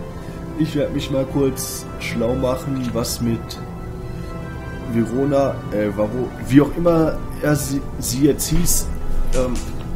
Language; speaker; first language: German; native; German